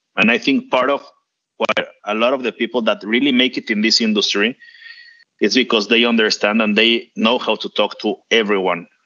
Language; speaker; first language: English; non-native, fluent; Spanish